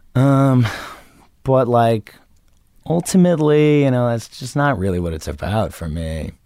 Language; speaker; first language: English; native; English